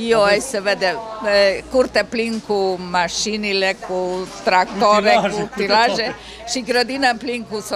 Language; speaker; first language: Romanian; non-native, local second language; Hungarian